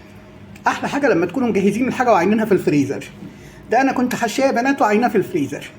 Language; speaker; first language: Arabic; native; Arabic